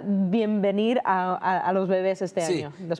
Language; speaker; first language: Spanish; native; Spanish